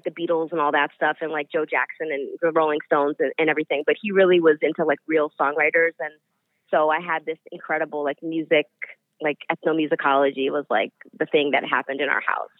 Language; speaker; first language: English; native; English